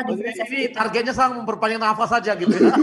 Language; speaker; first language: Indonesian; native; Indonesian